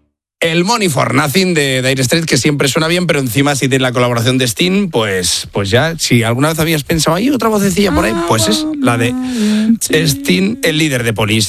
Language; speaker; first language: Spanish; native; Spanish